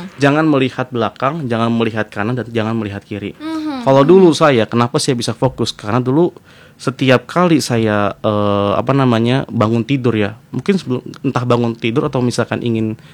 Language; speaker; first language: Indonesian; native; Indonesian